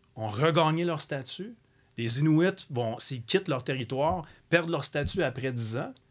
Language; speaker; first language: French; native; French